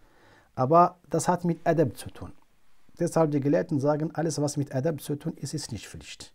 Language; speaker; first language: German; non-native, fluent; Arabic